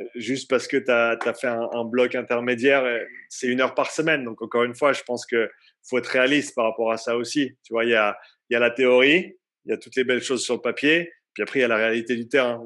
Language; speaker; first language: French; native; French